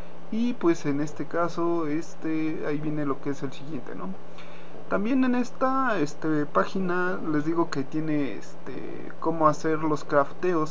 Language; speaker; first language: Spanish; native; Spanish